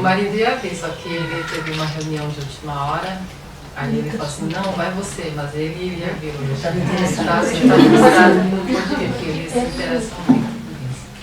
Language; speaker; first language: Portuguese; early bilingual, other home language; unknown